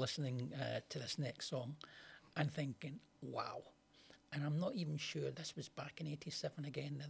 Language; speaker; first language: English; native; English